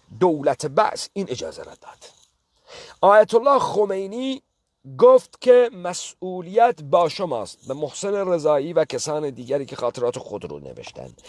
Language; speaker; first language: Persian; non-native, local second language; Kurdish